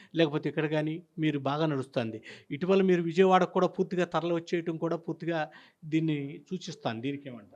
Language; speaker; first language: Telugu; native; Telugu